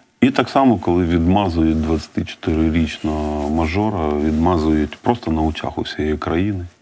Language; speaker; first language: Ukrainian; non-native, local second language; Russian